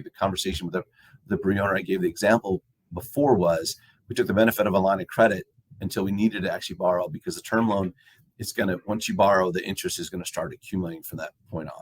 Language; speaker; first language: English; native; English